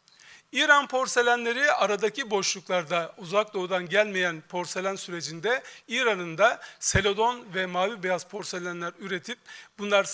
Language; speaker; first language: Turkish; native; Turkish